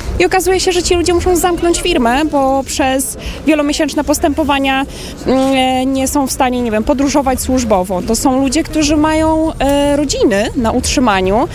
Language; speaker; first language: Polish; native; Polish